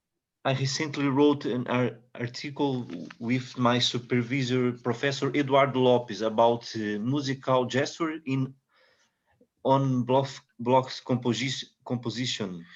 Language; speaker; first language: English; non-native, learner; Portuguese